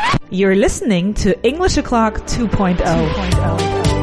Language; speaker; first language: English; non-native, fluent; Spanish